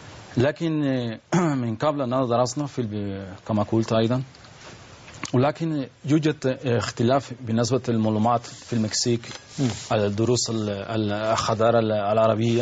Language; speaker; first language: Arabic; non-native, learner; Spanish